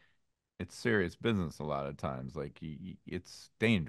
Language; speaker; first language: English; native; English